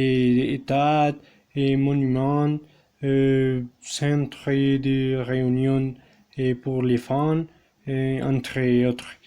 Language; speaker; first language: French; non-native, learner; Spanish